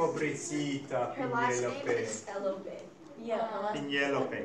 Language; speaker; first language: Spanish; non-native, fluent; English